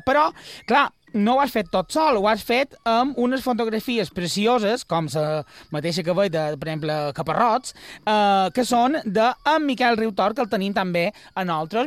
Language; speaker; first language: Catalan; native; Catalan